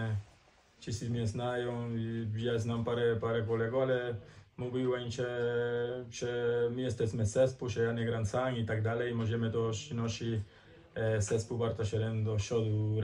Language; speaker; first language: Polish; non-native, learner; Spanish